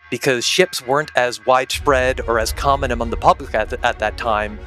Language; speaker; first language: English; native; English